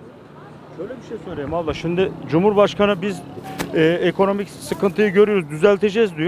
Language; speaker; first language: Turkish; native; Turkish